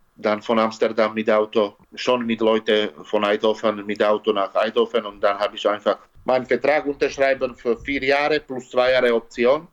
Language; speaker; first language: German; non-native, learner; Slovak